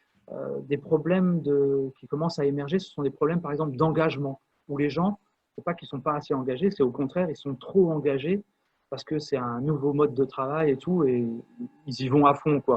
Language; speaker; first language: French; native; French